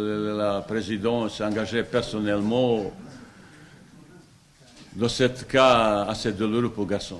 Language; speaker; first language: French; non-native, fluent; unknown